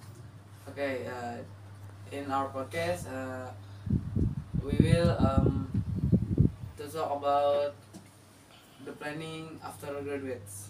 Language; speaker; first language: English; non-native, learner; Indonesian